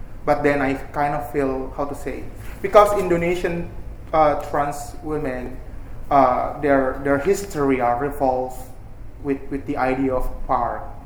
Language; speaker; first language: English; non-native, fluent; Indonesian